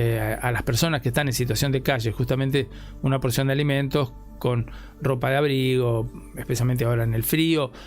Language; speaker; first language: Spanish; native; Spanish